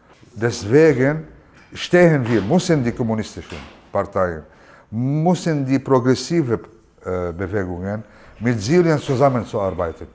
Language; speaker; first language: German; non-native, learner; Arabic